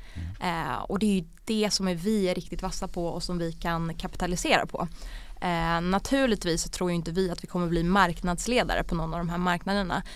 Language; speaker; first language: Swedish; early bilingual, other home language; Bosnian